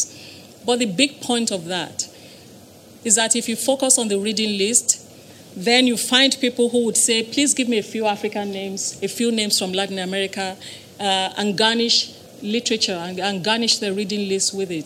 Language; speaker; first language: English; non-native, local second language; Yoruba